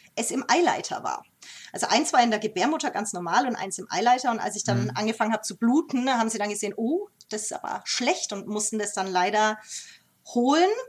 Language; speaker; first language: German; native; German